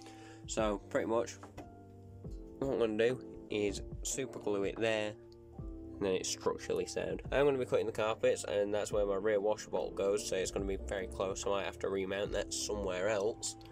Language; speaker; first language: English; native; English